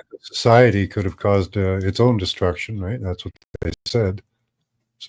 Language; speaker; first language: English; native; English